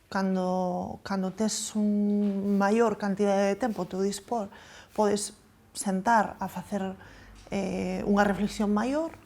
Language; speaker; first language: Galician; native; Galician